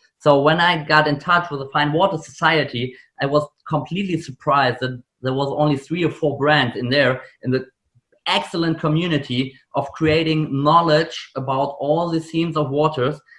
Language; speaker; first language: English; non-native, fluent; German